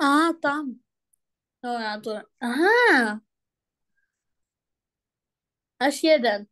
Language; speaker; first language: Czech; non-native, learner; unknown